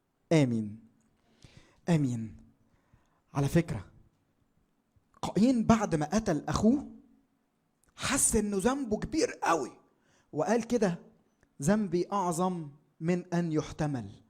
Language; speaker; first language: Arabic; native; Arabic